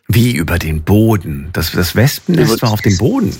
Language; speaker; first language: German; native; German